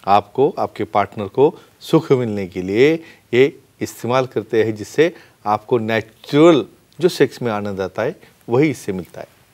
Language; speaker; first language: Hindi; non-native, local second language; Marathi